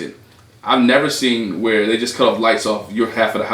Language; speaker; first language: English; native; English